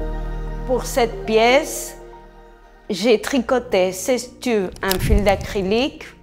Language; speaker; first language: French; non-native, fluent; Spanish